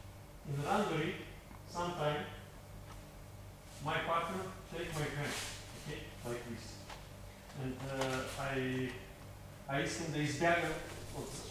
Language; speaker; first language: English; non-native, learner; Russian